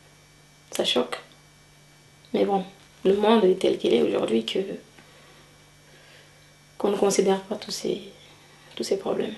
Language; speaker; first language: French; non-native, local second language; Wolof